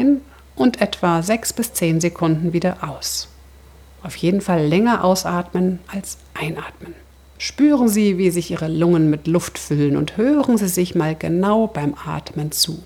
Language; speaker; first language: German; native; German